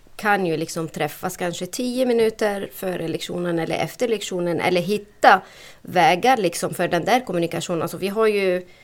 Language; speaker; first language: Swedish; non-native, fluent; Arabic